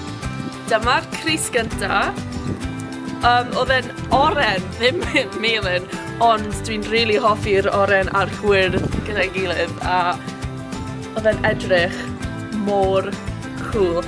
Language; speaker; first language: Welsh; non-native, local second language; English